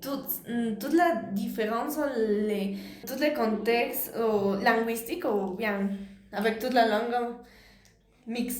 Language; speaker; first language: French; non-native, learner; Spanish